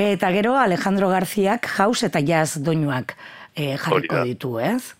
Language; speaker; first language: Basque; native; Basque